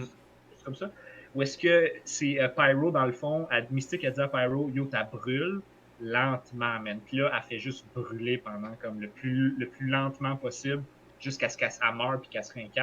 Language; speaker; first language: French; native; French